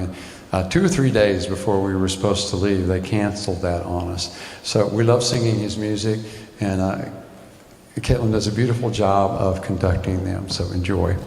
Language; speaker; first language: English; native; English